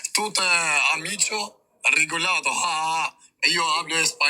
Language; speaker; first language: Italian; non-native, learner; Albanian